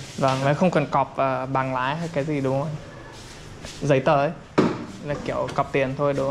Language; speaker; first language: Vietnamese; non-native, fluent; English